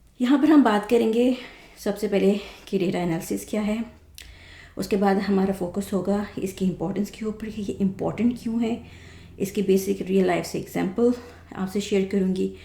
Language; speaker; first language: Urdu; native; Urdu